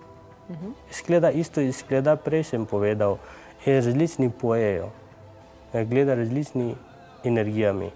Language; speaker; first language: Slovenian; non-native, learner; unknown